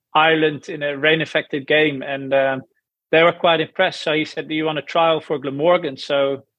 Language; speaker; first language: English; non-native, fluent; Dutch